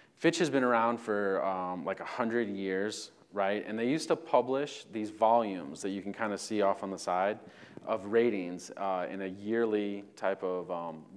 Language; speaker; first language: English; native; English